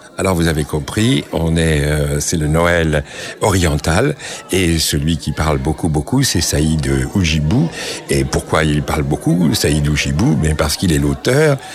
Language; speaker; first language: French; native; French